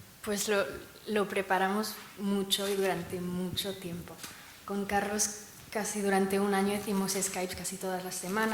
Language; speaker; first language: Spanish; non-native, fluent; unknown